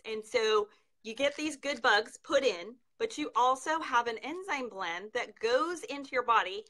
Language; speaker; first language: English; native; English